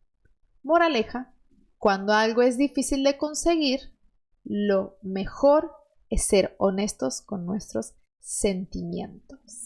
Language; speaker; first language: Spanish; non-native, fluent; Portuguese